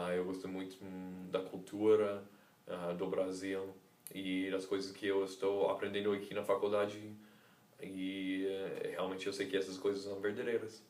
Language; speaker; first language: Portuguese; non-native, fluent; English